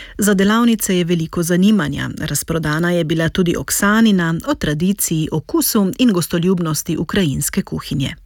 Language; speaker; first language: Slovenian; native; Slovenian